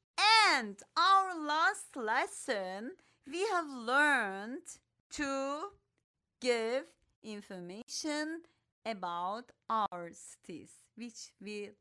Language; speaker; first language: English; non-native, fluent; Turkish